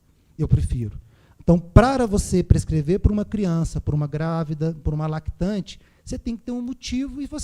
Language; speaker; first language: Portuguese; native; Portuguese